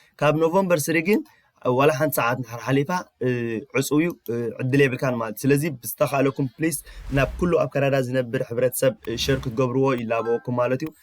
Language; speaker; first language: Tigrinya; early bilingual, heritage; Tigrinya